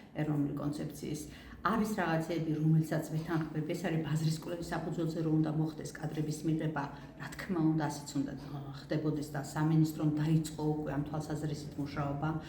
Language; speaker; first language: Georgian; native; Georgian